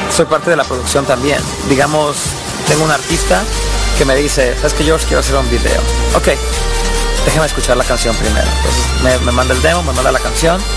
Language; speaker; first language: Spanish; native; Spanish